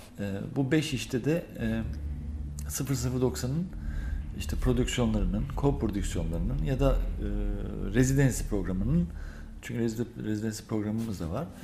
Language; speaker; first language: Turkish; native; Turkish